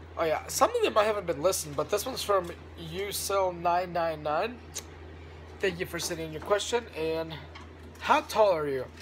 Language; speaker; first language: English; early bilingual, other home language; Russian